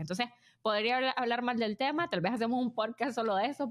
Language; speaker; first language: Spanish; native; Spanish